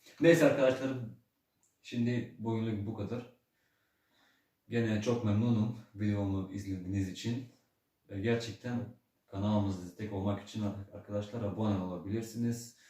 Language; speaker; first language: Turkish; early bilingual, heritage; Turkish